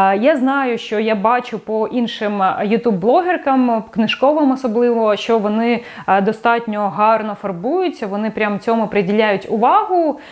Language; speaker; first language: Ukrainian; non-native, local second language; Russian